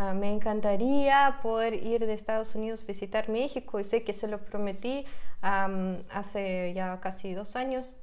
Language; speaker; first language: Spanish; non-native, fluent; Russian